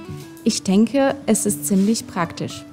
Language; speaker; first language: German; non-native, fluent; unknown